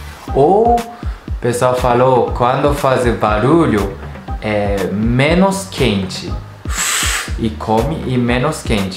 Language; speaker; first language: Portuguese; non-native, learner; Japanese